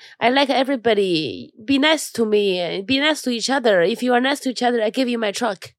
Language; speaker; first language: English; non-native, fluent; Chinese